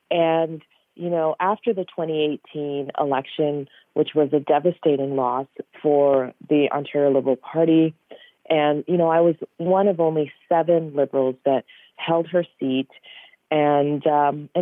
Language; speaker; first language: English; native; English